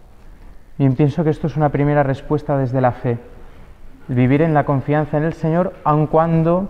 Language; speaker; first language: Spanish; native; Spanish